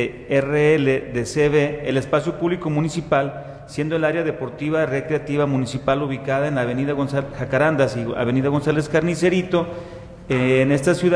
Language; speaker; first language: Spanish; native; Spanish